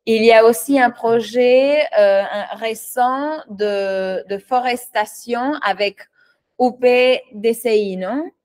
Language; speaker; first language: French; non-native, fluent; Spanish